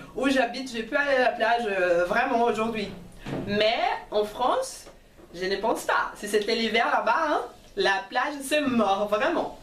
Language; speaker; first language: French; non-native, fluent; Portuguese